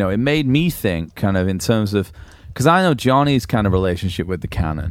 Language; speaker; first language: English; native; English